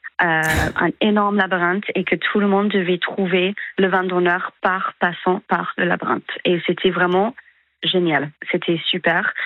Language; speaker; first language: French; non-native, fluent; English